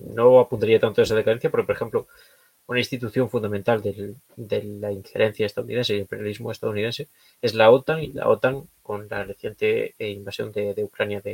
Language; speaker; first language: Spanish; native; Spanish